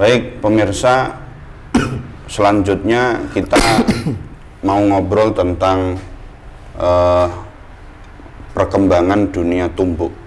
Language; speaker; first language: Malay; non-native, local second language; Javanese